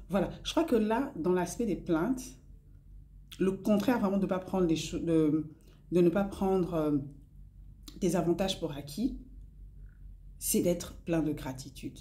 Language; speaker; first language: French; non-native, local second language; Lingala